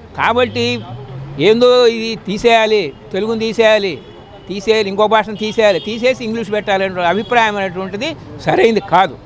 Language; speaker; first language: Telugu; native; Telugu